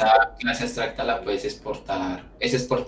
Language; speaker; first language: Spanish; native; Spanish